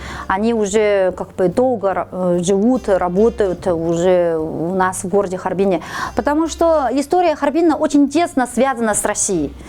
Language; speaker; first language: Russian; non-native, fluent; Chinese